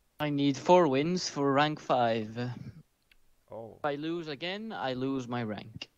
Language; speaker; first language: English; non-native, learner; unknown